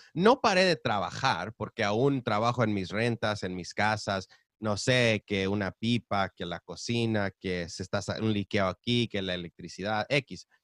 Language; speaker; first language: Spanish; early bilingual, heritage; Spanish